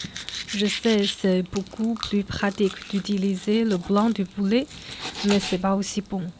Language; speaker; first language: French; non-native, fluent; Chinese